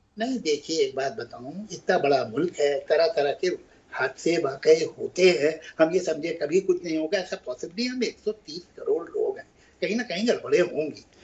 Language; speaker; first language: Hindi; native; Hindi